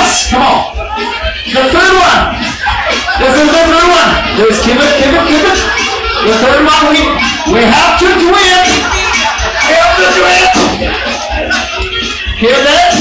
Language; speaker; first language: English; non-native, learner; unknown